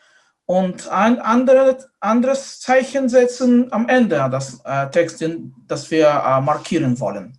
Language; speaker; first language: German; non-native, fluent; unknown